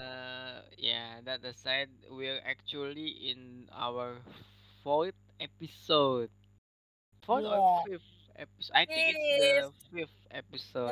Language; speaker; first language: English; non-native, learner; Indonesian